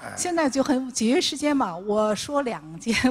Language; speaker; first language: Chinese; native; Chinese